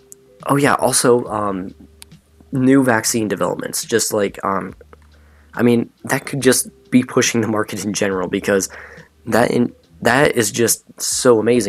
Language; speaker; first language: English; native; English